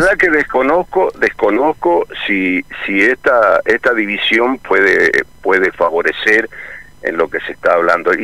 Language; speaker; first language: Spanish; native; Spanish